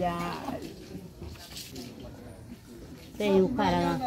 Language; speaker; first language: Portuguese; native; Portuguese